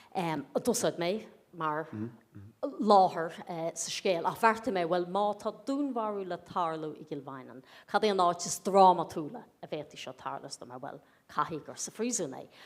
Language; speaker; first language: Irish; native; Irish